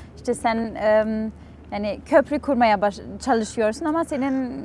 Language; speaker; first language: Turkish; non-native, fluent; German